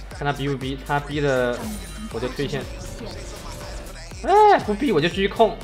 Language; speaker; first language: Chinese; native; Chinese